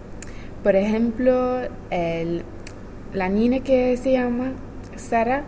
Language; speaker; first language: Spanish; non-native, learner; English